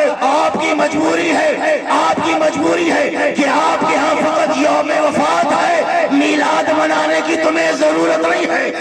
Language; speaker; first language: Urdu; non-native, local second language; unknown